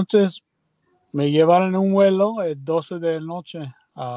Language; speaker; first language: Spanish; non-native, learner; English